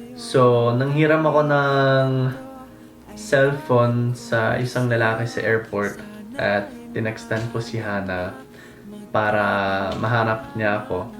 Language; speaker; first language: Filipino; non-native, fluent; English